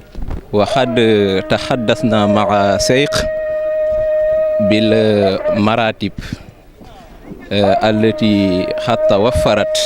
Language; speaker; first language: Arabic; non-native, fluent; Wolof